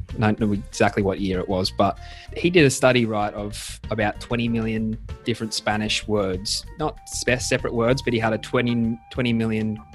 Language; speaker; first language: English; native; English